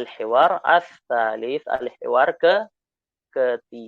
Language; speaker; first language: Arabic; non-native, fluent; Indonesian